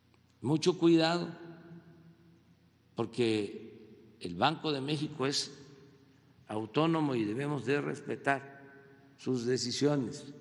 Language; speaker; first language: Spanish; native; Spanish